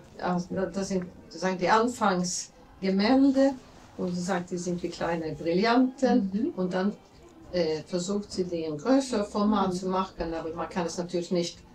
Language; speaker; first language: German; non-native, fluent; Latvian